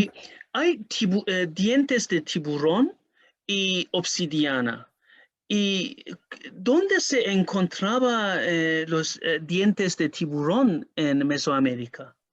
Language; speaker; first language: Spanish; non-native, learner; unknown